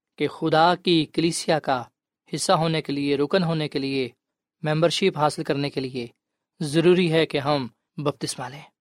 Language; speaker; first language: Urdu; non-native, local second language; Punjabi